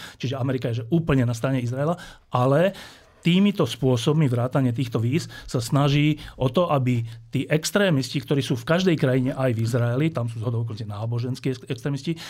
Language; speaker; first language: Slovak; native; Slovak